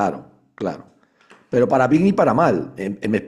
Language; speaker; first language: Spanish; native; Spanish